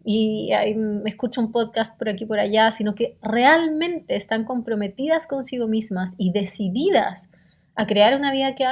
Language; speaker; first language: Spanish; native; Spanish